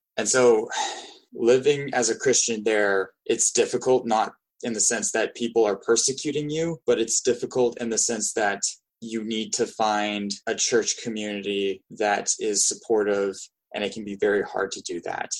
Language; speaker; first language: English; native; English